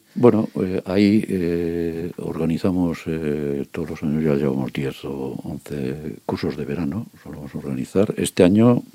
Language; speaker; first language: Spanish; native; Spanish